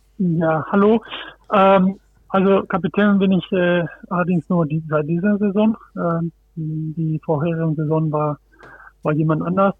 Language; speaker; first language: German; non-native, fluent; Spanish